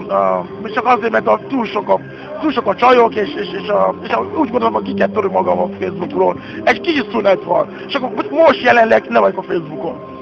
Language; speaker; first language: Hungarian; non-native, learner; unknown